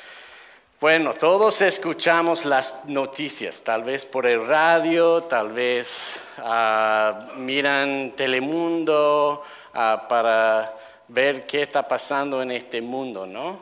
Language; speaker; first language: Spanish; non-native, fluent; English